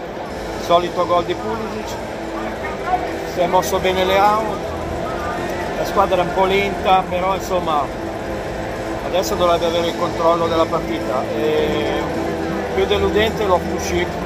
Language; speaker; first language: Italian; native; Italian